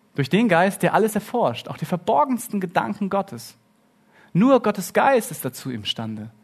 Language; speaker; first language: German; native; German